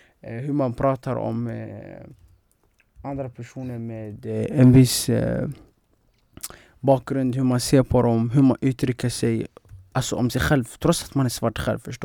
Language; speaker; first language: Swedish; non-native, fluent; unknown